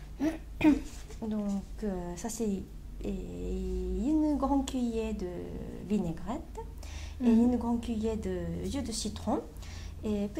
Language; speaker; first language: French; non-native, learner; Japanese